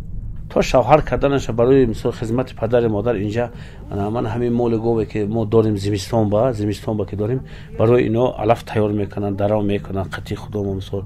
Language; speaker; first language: Persian; non-native, local second language; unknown